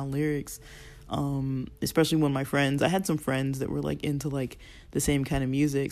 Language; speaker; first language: English; native; English